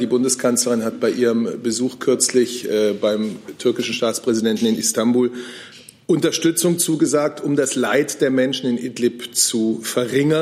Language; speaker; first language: German; native; German